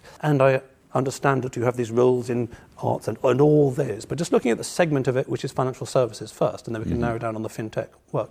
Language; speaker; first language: English; native; English